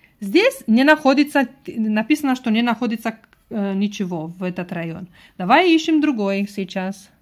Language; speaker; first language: Russian; non-native, learner; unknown